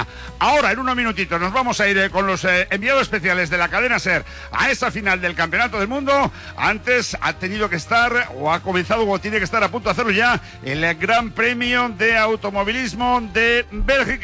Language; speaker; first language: Spanish; native; Spanish